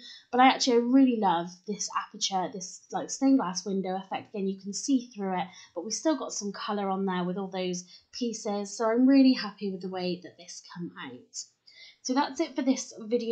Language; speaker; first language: English; native; English